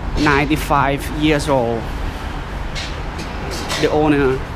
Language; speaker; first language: English; non-native, learner; Thai